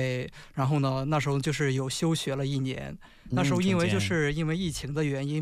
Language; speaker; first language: Chinese; native; Chinese